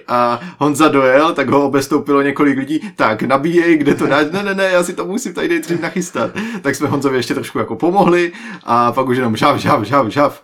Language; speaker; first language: Czech; native; Czech